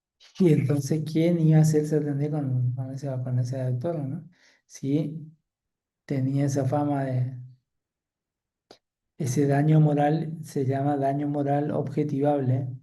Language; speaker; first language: Spanish; native; Spanish